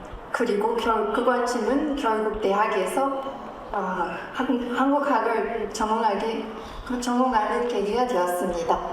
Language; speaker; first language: Korean; non-native, fluent; French